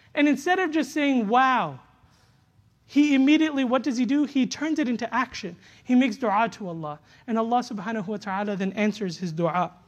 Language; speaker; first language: English; native; English